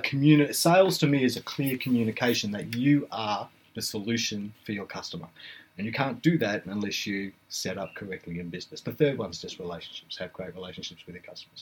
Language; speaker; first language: English; native; English